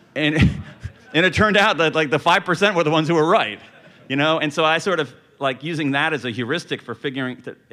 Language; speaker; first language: English; native; English